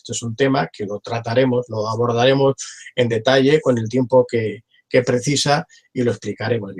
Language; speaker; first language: Spanish; native; Spanish